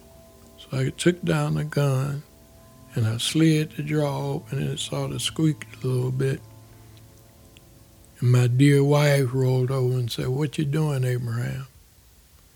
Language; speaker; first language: English; native; English